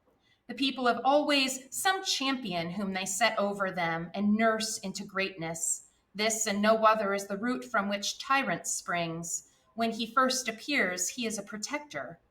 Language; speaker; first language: English; native; English